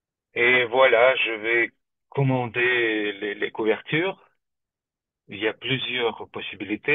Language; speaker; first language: French; non-native, fluent; Russian